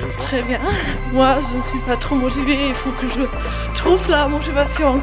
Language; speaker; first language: French; non-native, fluent; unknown